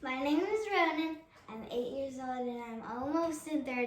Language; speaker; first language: English; native; English